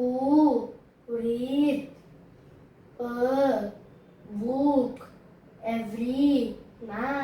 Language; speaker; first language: English; non-native, learner; Indonesian